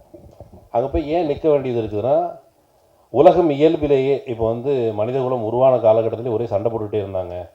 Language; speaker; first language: Tamil; native; Tamil